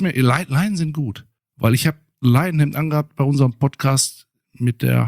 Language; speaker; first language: German; native; German